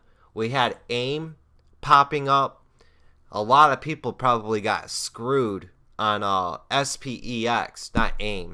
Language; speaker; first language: English; native; English